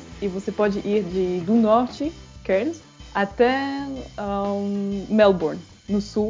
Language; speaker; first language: Portuguese; non-native, fluent; French